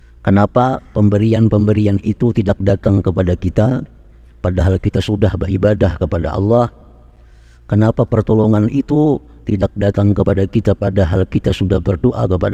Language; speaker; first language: Indonesian; non-native, local second language; Banjar